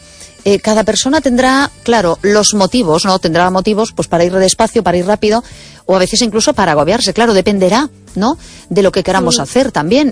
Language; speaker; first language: Spanish; native; Spanish